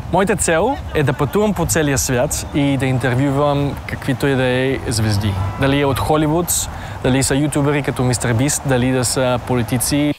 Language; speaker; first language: Bulgarian; early bilingual, heritage; Bulgarian